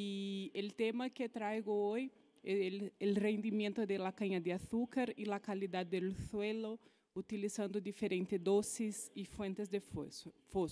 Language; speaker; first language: Spanish; non-native, fluent; Portuguese